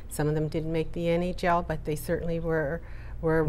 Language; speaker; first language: English; native; English